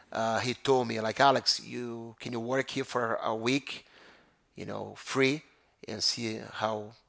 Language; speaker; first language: English; non-native, fluent; Portuguese